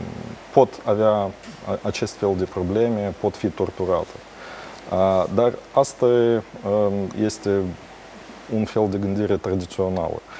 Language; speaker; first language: Romanian; non-native, local second language; Russian